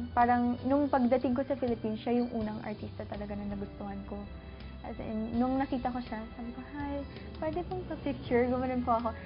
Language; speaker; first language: Filipino; early bilingual, other home language; English